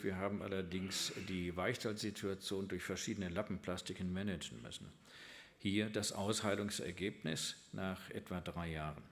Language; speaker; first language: German; native; German